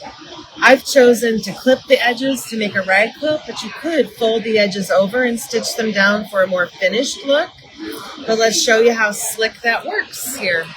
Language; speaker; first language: English; native; English